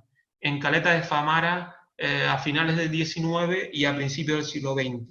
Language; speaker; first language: Spanish; native; Spanish